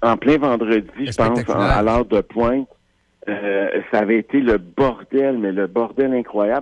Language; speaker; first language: French; native; French